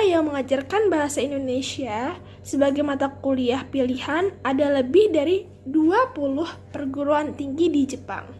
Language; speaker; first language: Indonesian; native; Indonesian